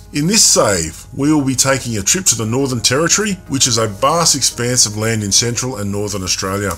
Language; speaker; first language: English; native; English